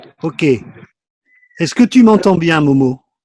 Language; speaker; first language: French; native; French